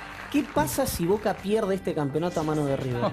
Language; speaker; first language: Spanish; native; Spanish